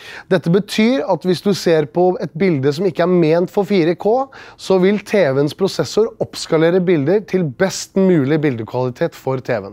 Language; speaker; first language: Norwegian; native; Norwegian